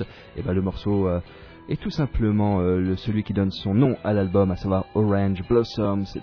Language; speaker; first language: French; native; French